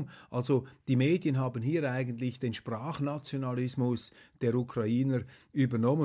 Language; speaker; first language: German; native; German